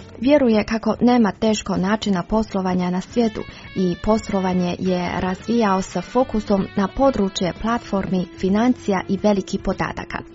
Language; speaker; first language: Croatian; non-native, fluent; Chinese